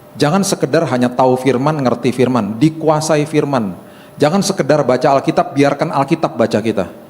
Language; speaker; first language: Indonesian; native; Indonesian